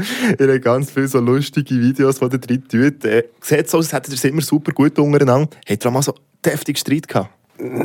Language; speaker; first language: German; native; German